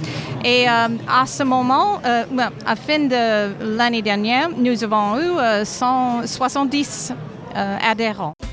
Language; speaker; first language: French; non-native, fluent; English